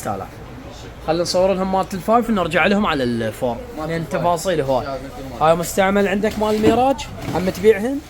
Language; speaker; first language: Arabic; native; Arabic